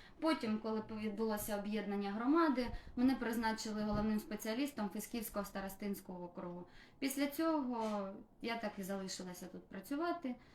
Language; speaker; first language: Ukrainian; native; Ukrainian